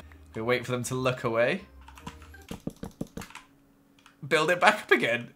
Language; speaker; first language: English; native; English